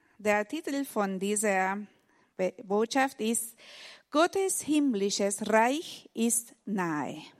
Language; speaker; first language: German; non-native, learner; Spanish